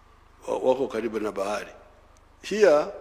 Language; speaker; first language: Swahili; non-native, local second language; Nyankole